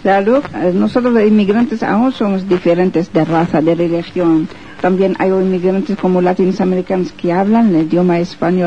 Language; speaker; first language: Spanish; non-native, fluent; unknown